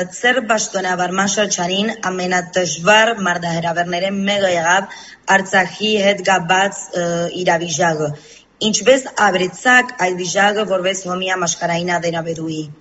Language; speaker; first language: Armenian; early bilingual, heritage; Armenian